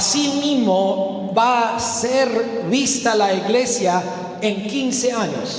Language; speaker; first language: Spanish; non-native, learner; Romanian